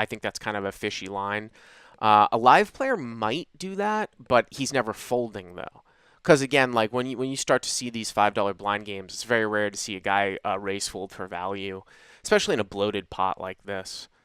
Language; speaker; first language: English; native; English